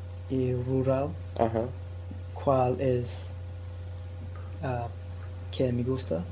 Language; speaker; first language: Spanish; non-native, learner; English